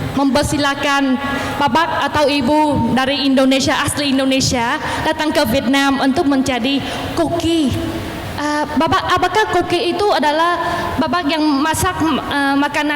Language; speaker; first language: Indonesian; non-native, learner; Vietnamese